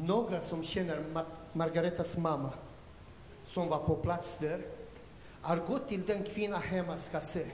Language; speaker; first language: Swedish; non-native, learner; Romanian